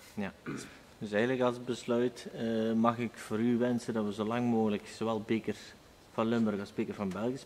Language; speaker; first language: Dutch; native; Dutch